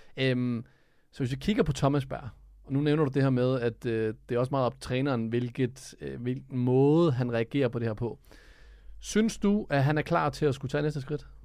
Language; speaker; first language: Danish; early bilingual, other home language; Serbian